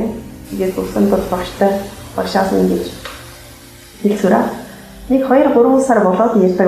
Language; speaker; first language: Mongolian; non-native, fluent; Hungarian